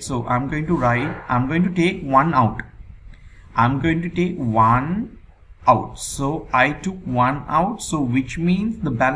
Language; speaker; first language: English; non-native, local second language; Sinhala